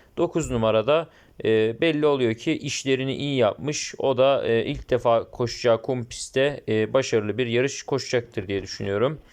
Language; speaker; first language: Turkish; native; Turkish